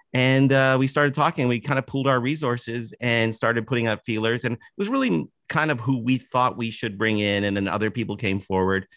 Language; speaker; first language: English; native; English